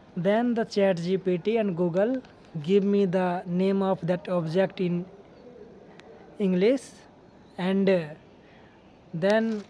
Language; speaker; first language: English; non-native, learner; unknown